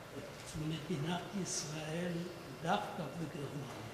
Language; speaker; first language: Hebrew; non-native, fluent; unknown